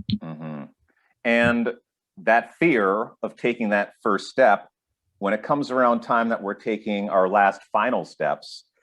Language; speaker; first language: English; native; English